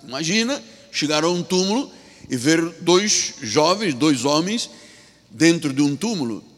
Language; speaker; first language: Portuguese; native; Portuguese